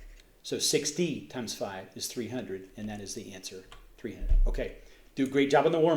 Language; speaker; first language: English; native; English